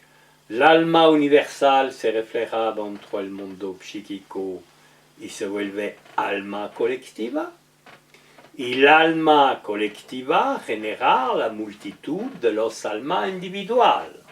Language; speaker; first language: Spanish; non-native, learner; French